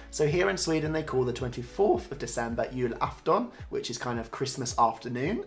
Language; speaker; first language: English; native; English